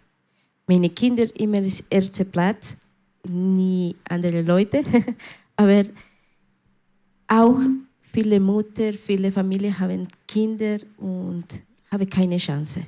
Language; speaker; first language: German; non-native, learner; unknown